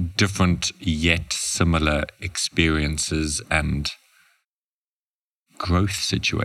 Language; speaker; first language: English; native; English